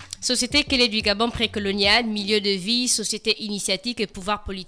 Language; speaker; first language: French; native; French